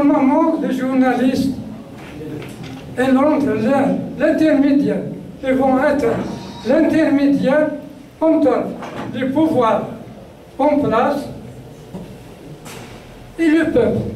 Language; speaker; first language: French; non-native, local second language; Kabyle